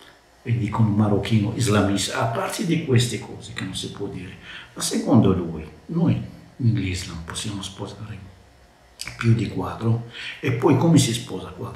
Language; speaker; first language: Italian; non-native, learner; Arabic